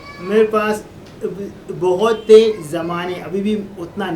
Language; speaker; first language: Hindi; non-native, learner; Arabic